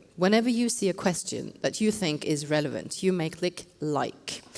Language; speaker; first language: English; non-native, fluent; Norwegian